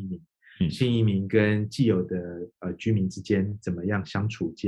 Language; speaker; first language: Chinese; native; Chinese